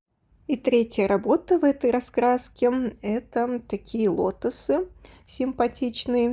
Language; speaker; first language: Russian; native; Russian